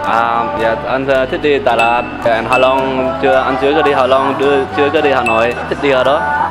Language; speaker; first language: Vietnamese; early bilingual, heritage; German